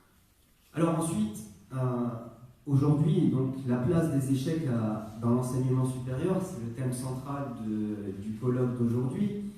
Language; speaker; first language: French; native; French